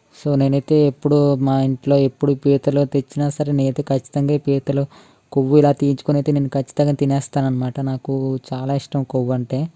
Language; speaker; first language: Telugu; non-native, local second language; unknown